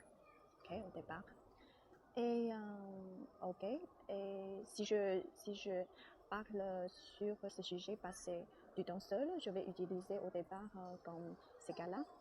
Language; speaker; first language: French; non-native, learner; Chinese